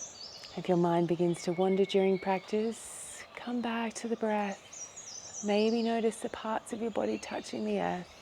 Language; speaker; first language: English; native; English